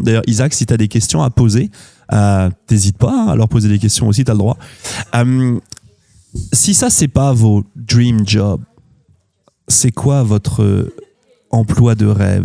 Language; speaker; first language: French; native; French